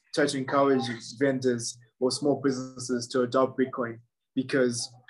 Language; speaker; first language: English; non-native, local second language; Shona